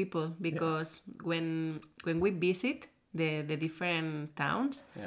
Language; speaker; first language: English; non-native, learner; Spanish